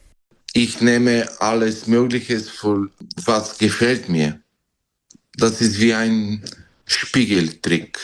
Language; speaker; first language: German; non-native, learner; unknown